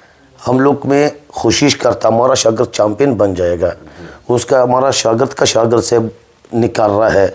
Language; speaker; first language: Hindi; non-native, learner; Arabic